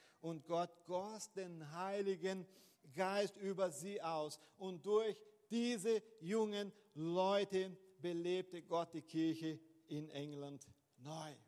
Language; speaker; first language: German; non-native, fluent; Portuguese